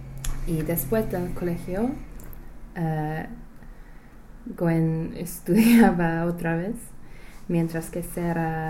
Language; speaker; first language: Spanish; non-native, learner; English